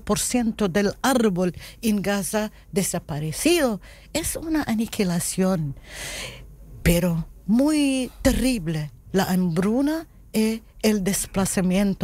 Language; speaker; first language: Spanish; non-native, learner; Arabic